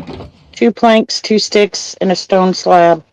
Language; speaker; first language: English; native; English